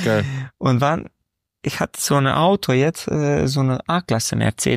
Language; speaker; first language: German; non-native, learner; Romanian